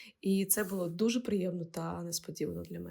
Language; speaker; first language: Ukrainian; non-native, local second language; Russian